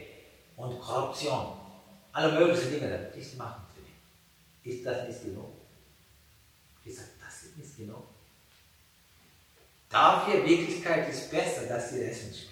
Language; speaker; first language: German; non-native, fluent; Sinhala